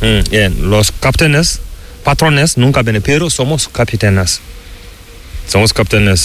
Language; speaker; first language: Spanish; non-native, learner; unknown